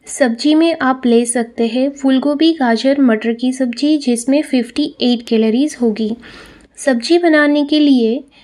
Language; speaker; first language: Hindi; non-native, local second language; Gujarati